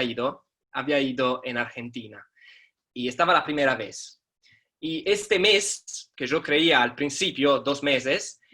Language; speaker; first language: Spanish; non-native, fluent; Italian